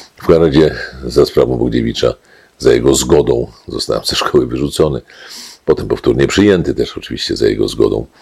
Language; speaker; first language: Polish; native; Polish